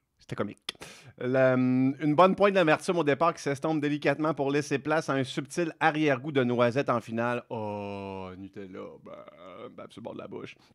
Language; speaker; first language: French; native; French